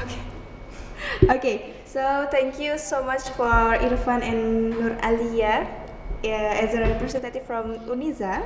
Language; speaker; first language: English; non-native, learner; Indonesian